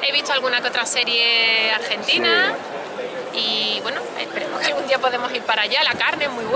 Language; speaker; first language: Spanish; native; Spanish